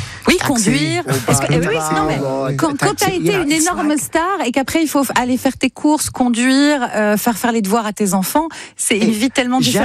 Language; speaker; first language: French; native; French